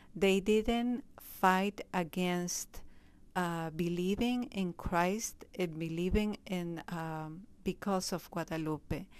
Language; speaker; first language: English; non-native, fluent; Spanish